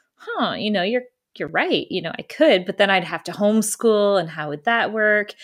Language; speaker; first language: English; early bilingual, other home language; German